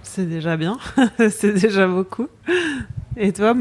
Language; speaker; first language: French; native; French